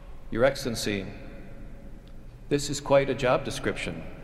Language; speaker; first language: English; native; English